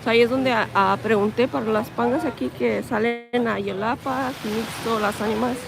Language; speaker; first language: Spanish; early bilingual, heritage; Spanish